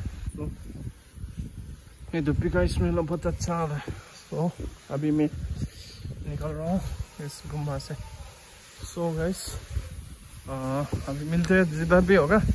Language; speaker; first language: Hindi; non-native, local second language; Nepali